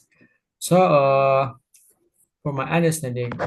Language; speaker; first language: English; non-native, learner; Indonesian